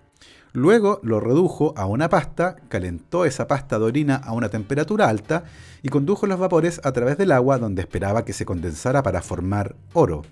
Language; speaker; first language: Spanish; native; Spanish